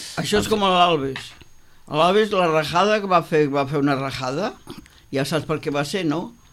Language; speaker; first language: Catalan; native; Catalan